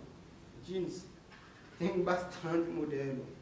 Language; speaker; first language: Portuguese; non-native, learner; Haitian Creole